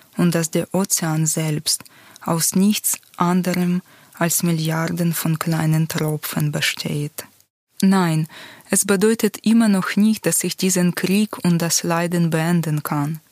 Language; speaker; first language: German; non-native, fluent; Ukrainian